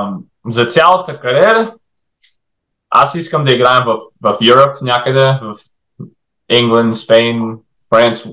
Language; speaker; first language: Bulgarian; early bilingual, heritage; English